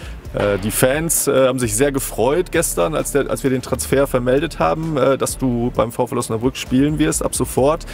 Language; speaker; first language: German; native; German